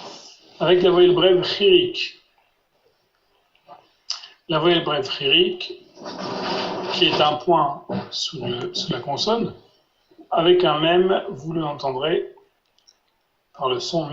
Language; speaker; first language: French; non-native, fluent; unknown